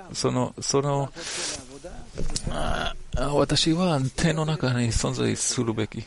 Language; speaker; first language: Japanese; non-native, learner; Hebrew